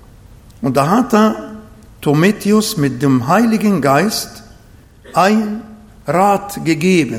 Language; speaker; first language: German; non-native, fluent; Arabic